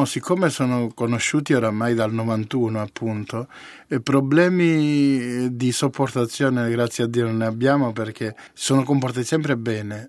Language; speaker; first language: Italian; native; Italian